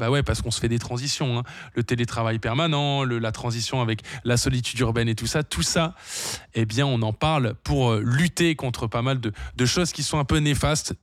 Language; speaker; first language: French; native; French